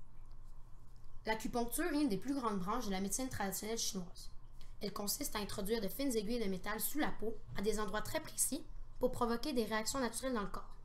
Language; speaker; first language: French; native; French